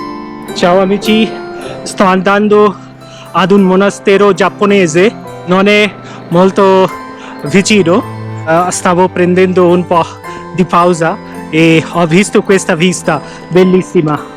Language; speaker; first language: Italian; non-native, fluent; Bangla